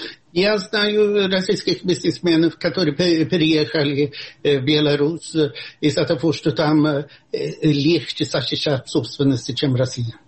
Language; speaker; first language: Russian; non-native, fluent; Swedish